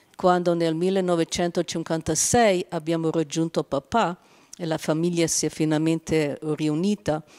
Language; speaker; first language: Italian; non-native, fluent; Slovenian